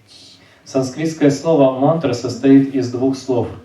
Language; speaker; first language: Russian; native; Russian